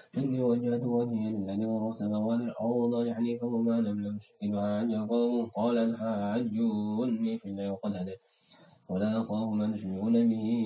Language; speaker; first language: Arabic; non-native, learner; Indonesian